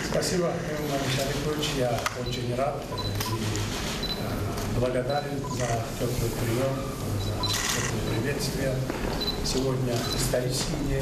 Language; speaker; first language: Russian; non-native, local second language; Kyrgyz